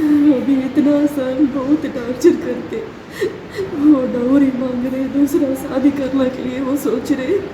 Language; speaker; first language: Hindi; non-native, local second language; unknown